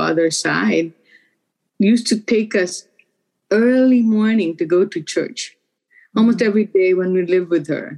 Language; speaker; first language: English; non-native, local second language; Filipino